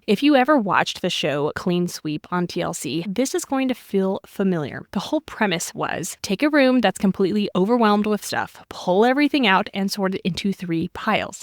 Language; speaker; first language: English; native; English